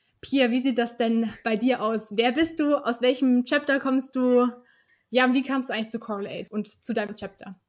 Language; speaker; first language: German; native; German